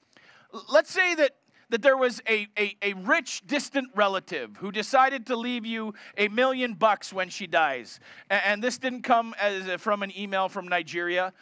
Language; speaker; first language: English; native; English